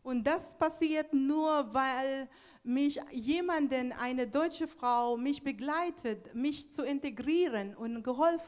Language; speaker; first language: German; non-native, fluent; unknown